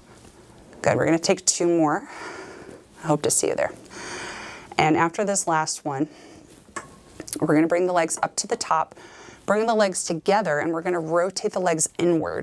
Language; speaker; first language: English; native; English